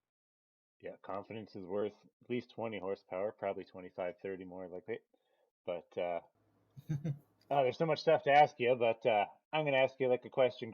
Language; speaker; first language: English; native; English